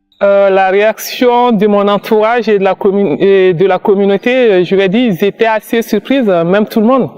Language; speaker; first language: French; non-native, local second language; Bambara